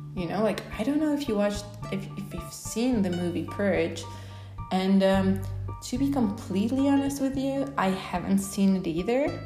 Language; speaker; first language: English; non-native, fluent; Polish